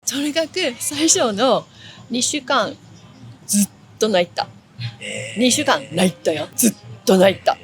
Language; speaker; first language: Japanese; non-native, fluent; English